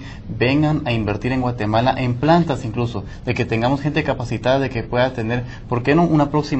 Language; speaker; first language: Spanish; native; Spanish